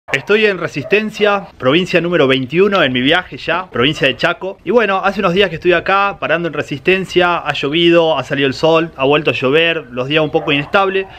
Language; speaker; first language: Spanish; native; Spanish